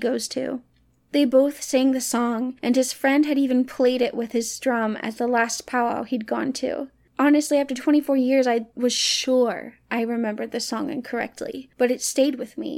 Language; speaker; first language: English; native; English